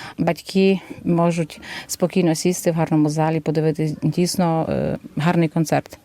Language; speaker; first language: Ukrainian; early bilingual, heritage; Ukrainian